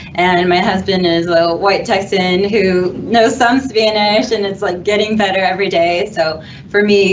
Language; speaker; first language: English; native; English